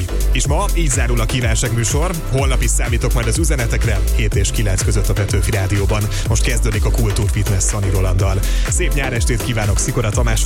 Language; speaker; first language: Hungarian; native; Hungarian